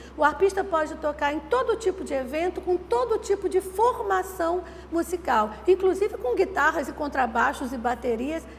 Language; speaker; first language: Portuguese; native; Portuguese